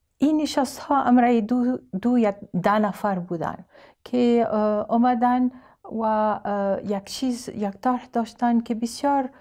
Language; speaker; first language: Persian; non-native, learner; Arabic